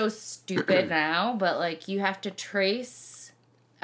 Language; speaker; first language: English; native; English